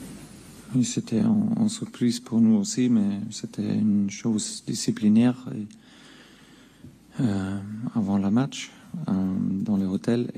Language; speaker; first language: French; non-native, fluent; German